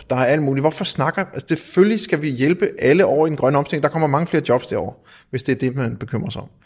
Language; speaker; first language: Danish; native; Danish